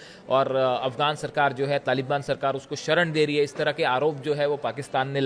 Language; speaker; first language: Hindi; native; Hindi